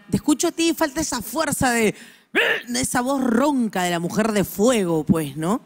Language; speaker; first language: Spanish; native; Spanish